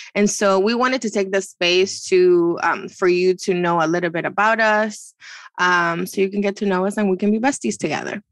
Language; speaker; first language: English; non-native, fluent; Spanish